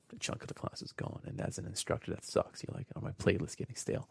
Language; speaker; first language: English; native; English